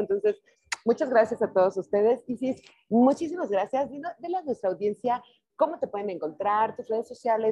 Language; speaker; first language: Spanish; native; Spanish